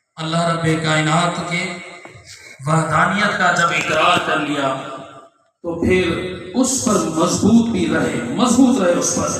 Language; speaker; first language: Urdu; non-native, local second language; Sindhi